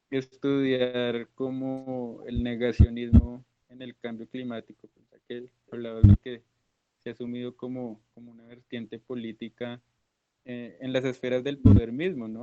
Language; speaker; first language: Spanish; native; Spanish